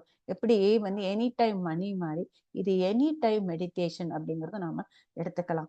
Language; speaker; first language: Tamil; native; Tamil